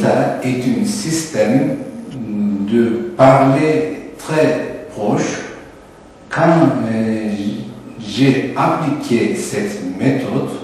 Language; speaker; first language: French; non-native, fluent; Turkish